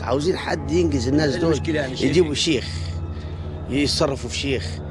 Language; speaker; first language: Arabic; native; Arabic